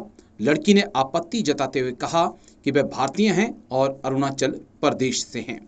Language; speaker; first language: Hindi; native; Hindi